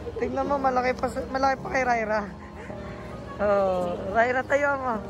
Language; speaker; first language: Filipino; native; Filipino